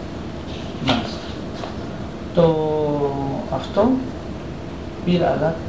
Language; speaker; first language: Greek; native; Greek